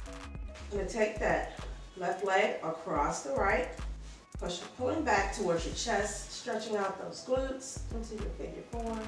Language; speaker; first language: English; native; English